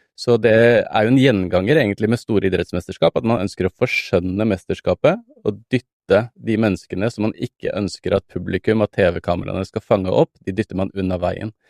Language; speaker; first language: Norwegian; native; Norwegian